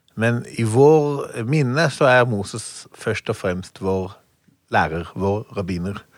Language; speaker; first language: Norwegian; non-native, fluent; Hebrew